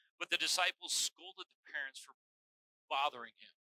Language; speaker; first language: English; native; English